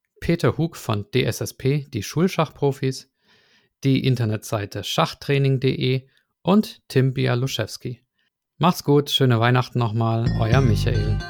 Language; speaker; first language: German; native; German